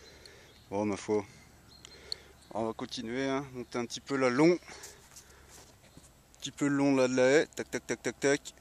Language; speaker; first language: French; native; French